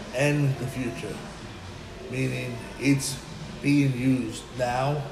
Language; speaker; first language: English; native; English